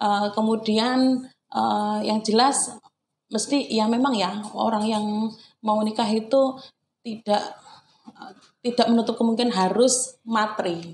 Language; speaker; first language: Indonesian; non-native, local second language; Javanese